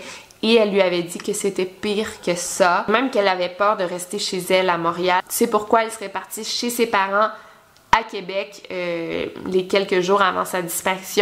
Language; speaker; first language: French; native; French